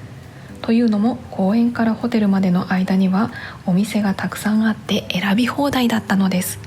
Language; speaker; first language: Japanese; native; Japanese